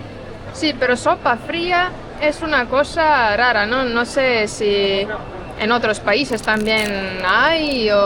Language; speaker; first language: Spanish; non-native, fluent; Estonian